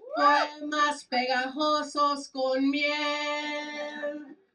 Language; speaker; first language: Spanish; early bilingual, heritage; Spanish